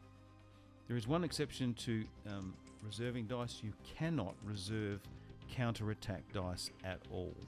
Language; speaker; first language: English; native; English